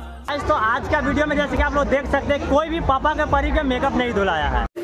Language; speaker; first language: Hindi; native; Hindi